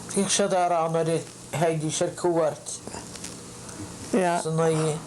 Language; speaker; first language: Irish; native; Irish